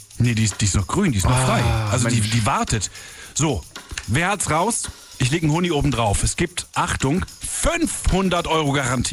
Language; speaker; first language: German; native; German